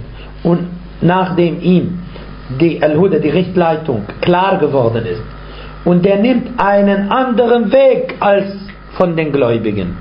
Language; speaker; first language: German; non-native, fluent; Arabic